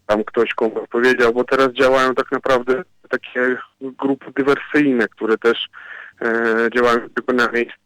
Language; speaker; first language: Polish; non-native, fluent; Ukrainian